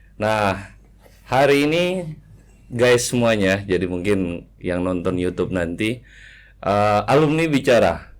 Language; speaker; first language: Indonesian; native; Indonesian